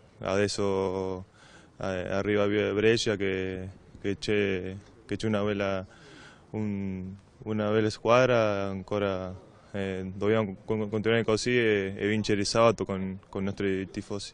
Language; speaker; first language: Italian; non-native, learner; Spanish